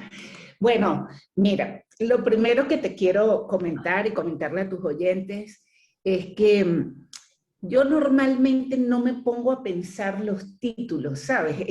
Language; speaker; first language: Spanish; native; Spanish